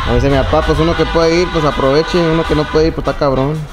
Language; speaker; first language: Spanish; early bilingual, heritage; Spanish